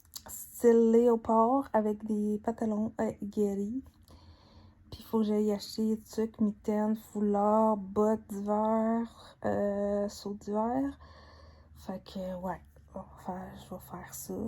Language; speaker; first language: French; native; French